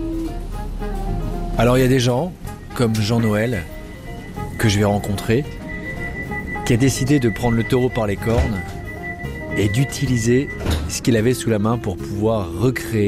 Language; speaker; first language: French; native; French